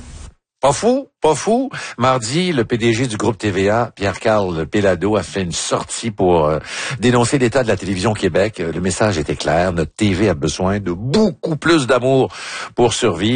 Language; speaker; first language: French; native; French